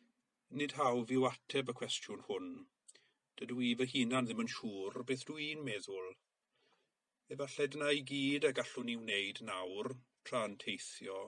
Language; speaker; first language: Welsh; native; Welsh